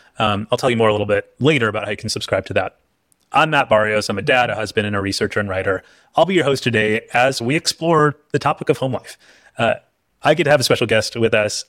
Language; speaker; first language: English; native; English